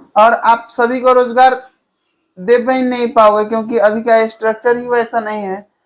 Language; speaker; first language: Hindi; native; Hindi